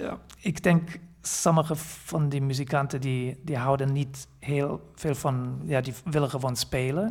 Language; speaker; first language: Dutch; non-native, fluent; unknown